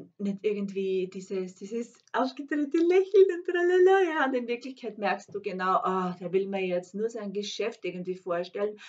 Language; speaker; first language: German; non-native, fluent; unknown